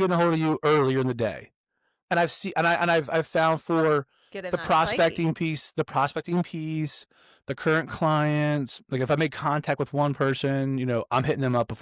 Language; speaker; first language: English; native; English